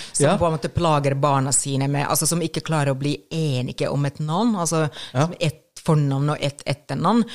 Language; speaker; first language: Norwegian; non-native, fluent; Finnish